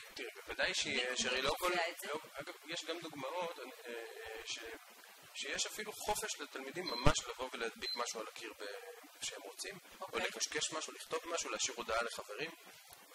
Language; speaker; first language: Hebrew; native; Hebrew